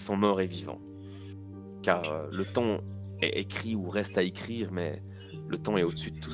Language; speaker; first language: French; native; French